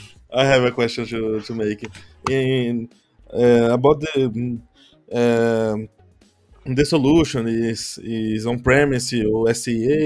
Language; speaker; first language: English; non-native, learner; Portuguese